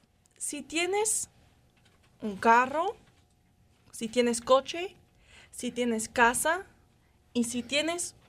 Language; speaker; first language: Spanish; non-native, learner; English